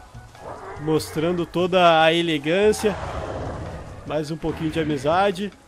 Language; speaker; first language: Portuguese; native; Portuguese